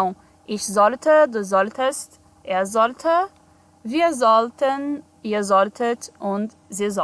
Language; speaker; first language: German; non-native, fluent; Portuguese